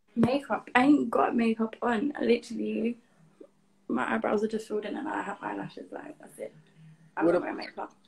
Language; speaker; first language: English; native; English